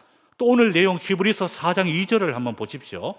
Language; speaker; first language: Korean; native; Korean